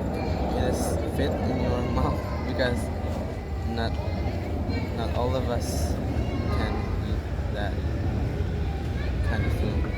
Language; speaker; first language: English; non-native, fluent; Indonesian